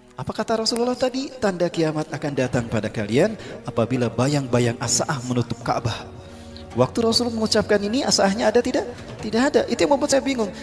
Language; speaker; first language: Indonesian; native; Indonesian